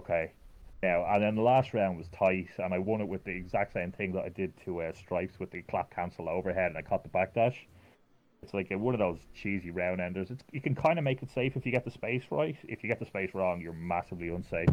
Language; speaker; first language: English; native; English